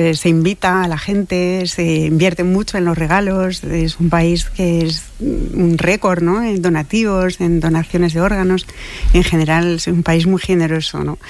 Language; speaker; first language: Spanish; non-native, fluent; French